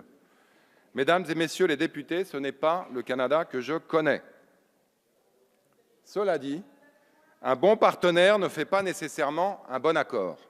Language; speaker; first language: French; native; French